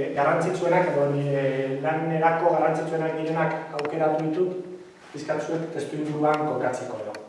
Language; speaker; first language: Basque; native; Basque